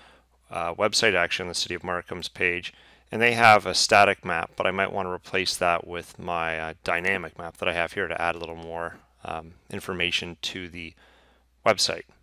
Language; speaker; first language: English; native; English